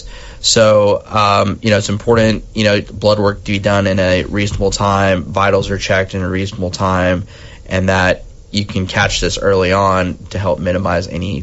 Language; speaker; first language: English; native; English